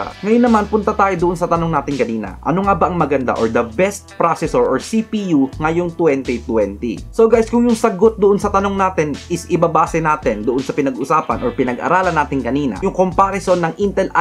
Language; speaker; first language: Filipino; native; Filipino